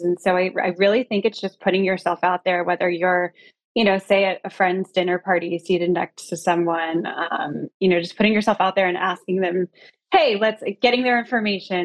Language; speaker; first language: English; native; English